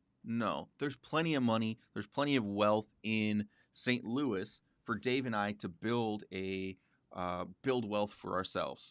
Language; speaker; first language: English; native; English